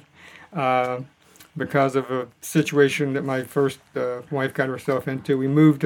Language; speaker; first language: English; native; English